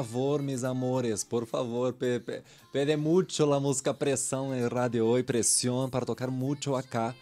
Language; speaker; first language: Spanish; non-native, learner; Portuguese